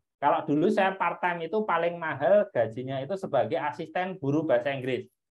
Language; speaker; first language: Indonesian; native; Indonesian